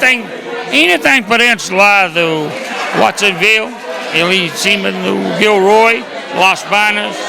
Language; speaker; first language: Portuguese; early bilingual, heritage; Portuguese